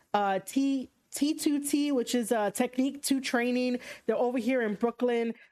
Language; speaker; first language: English; native; English